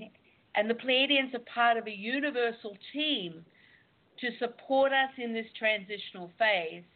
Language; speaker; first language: English; native; English